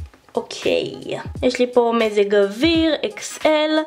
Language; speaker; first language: Hebrew; native; Hebrew